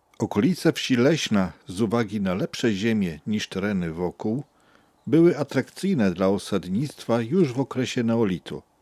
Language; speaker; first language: Polish; native; Polish